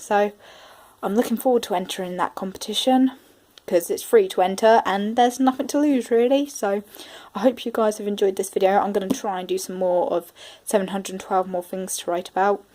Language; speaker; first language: English; native; English